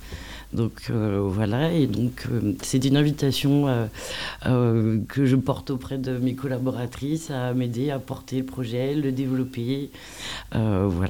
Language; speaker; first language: French; native; French